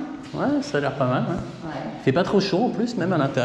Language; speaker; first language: French; native; French